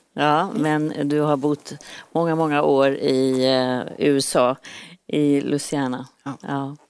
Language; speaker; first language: Swedish; native; Swedish